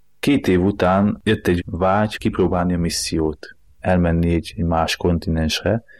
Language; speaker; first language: Hungarian; native; Hungarian